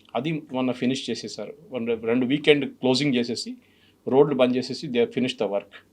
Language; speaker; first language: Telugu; non-native, fluent; Malayalam